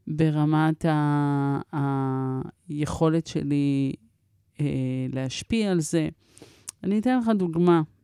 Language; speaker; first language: Hebrew; early bilingual, other home language; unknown